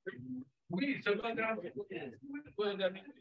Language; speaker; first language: French; non-native, fluent; English